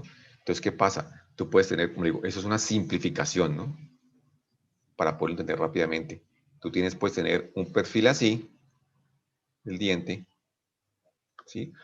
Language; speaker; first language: Spanish; native; Spanish